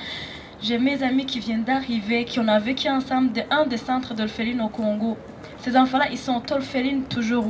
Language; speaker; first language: French; non-native, local second language; Rundi